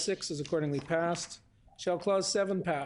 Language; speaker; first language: English; native; English